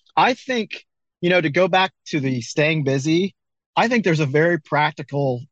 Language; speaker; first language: English; native; English